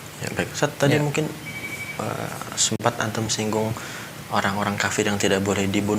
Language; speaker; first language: Indonesian; native; Indonesian